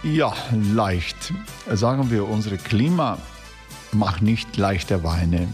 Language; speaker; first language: German; non-native, fluent; Croatian